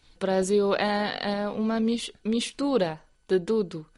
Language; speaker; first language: Portuguese; non-native, fluent; Chinese